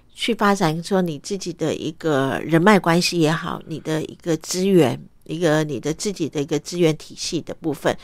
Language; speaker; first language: Chinese; early bilingual, other home language; Cantonese